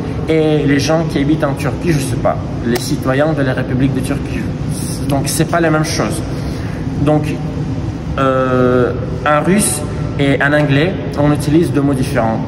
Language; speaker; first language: French; non-native, fluent; Russian